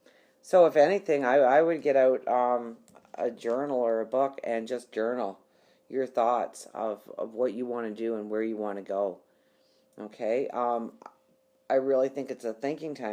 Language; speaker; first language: English; native; English